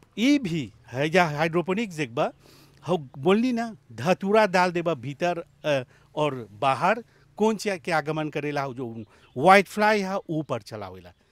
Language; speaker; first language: Bhojpuri; native; Bhojpuri